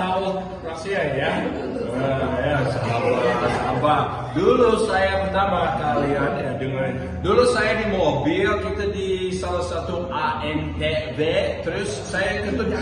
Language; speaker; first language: Indonesian; non-native, learner; English